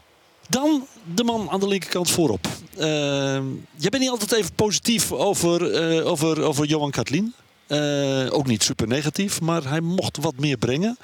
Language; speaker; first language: Dutch; native; Dutch